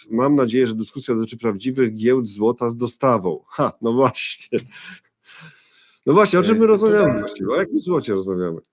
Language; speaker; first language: Polish; native; Polish